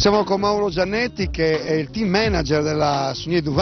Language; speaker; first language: Italian; native; Italian